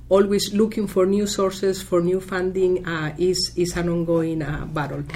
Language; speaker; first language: English; non-native, fluent; Spanish